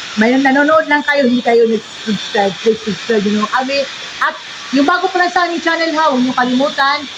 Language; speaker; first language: Filipino; non-native, local second language; Cebuano